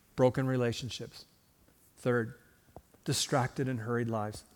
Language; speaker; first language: English; early bilingual, other home language; Swedish